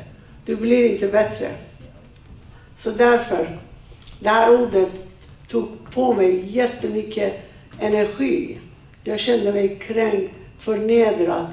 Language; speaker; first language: Swedish; non-native, fluent; Persian